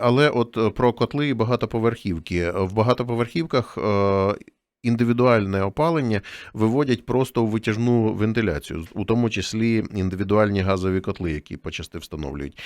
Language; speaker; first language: Ukrainian; native; Ukrainian